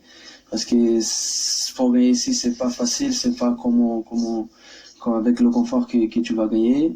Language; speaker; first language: French; non-native, fluent; Portuguese